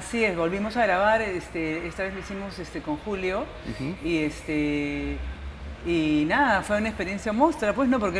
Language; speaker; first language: Spanish; native; Spanish